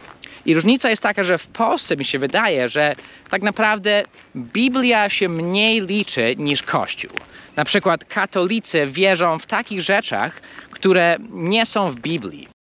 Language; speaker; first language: Polish; non-native, fluent; English